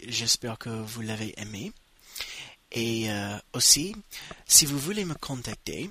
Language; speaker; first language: French; non-native, fluent; English